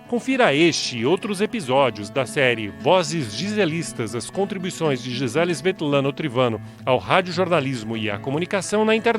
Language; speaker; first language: Portuguese; native; Portuguese